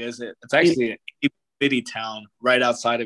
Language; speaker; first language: English; native; English